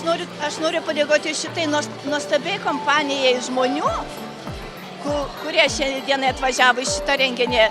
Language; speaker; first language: Lithuanian; non-native, local second language; Russian